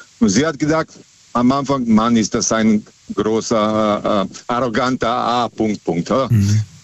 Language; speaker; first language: German; non-native, fluent; Serbian